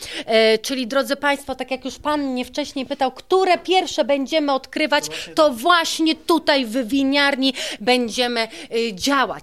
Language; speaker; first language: Polish; native; Polish